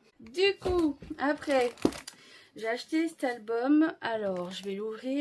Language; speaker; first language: French; native; French